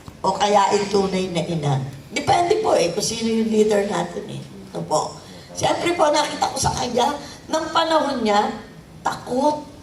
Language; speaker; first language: Filipino; native; Filipino